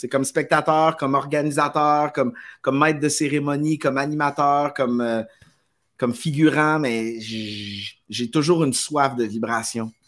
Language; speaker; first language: French; native; French